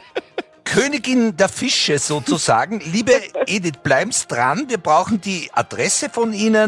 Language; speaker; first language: German; native; German